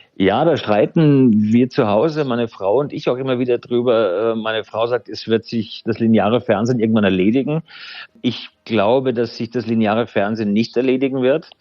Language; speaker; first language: German; native; German